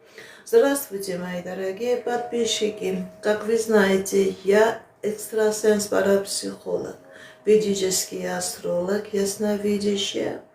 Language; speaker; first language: Russian; non-native, fluent; Armenian